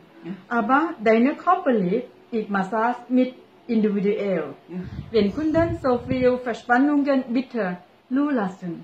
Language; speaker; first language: German; non-native, learner; Thai